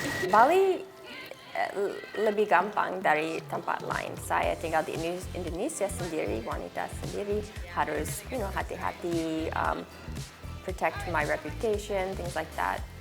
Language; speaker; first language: Indonesian; non-native, learner; English